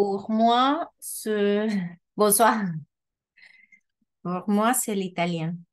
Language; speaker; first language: French; non-native, learner; Spanish